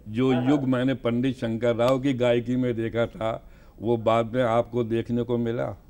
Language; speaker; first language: Hindi; native; Hindi